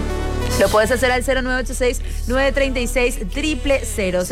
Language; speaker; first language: Spanish; native; Spanish